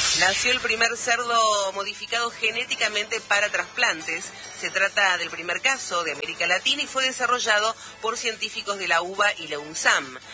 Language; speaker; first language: Spanish; native; Spanish